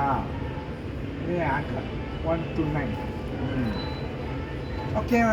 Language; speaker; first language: English; non-native, learner; Vietnamese